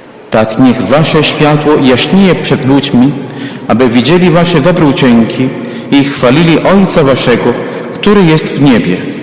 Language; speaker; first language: Polish; non-native, fluent; Italian